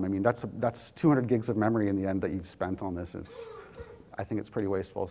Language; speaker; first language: English; native; English